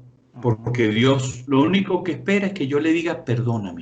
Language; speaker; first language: Spanish; native; Spanish